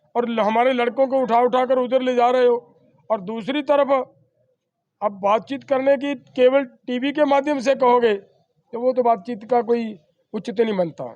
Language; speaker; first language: Hindi; non-native, local second language; Punjabi